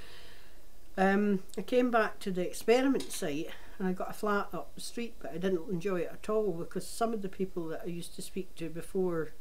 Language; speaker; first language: English; native; English